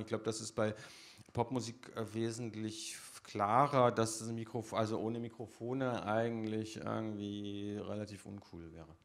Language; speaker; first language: German; native; German